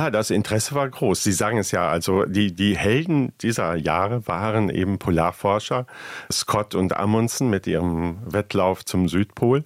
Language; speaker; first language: German; native; German